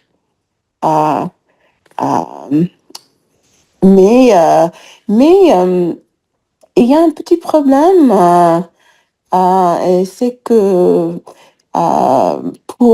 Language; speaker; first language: French; non-native, fluent; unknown